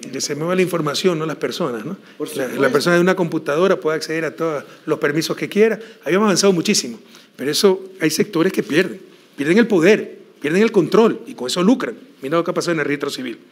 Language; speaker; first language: Spanish; native; Spanish